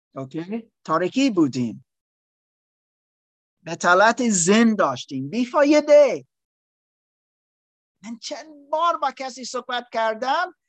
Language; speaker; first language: Persian; non-native, learner; English